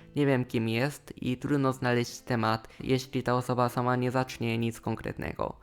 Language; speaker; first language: Polish; non-native, fluent; Japanese